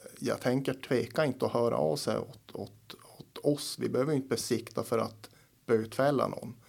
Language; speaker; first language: Swedish; native; Swedish